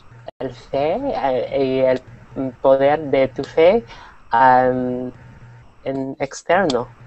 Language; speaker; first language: Spanish; non-native, learner; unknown